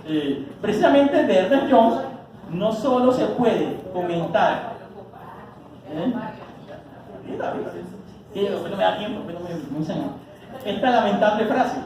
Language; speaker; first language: Spanish; native; Spanish